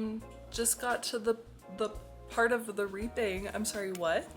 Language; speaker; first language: English; native; English